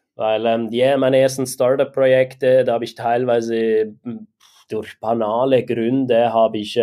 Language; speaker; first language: German; native; German